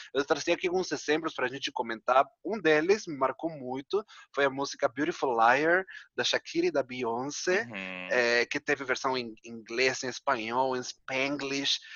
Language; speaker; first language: Portuguese; non-native, fluent; Spanish